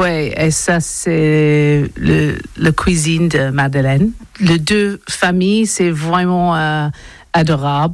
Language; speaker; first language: French; non-native, learner; English